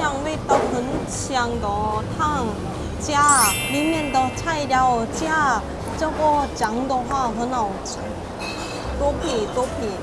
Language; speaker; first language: Chinese; non-native, fluent; Korean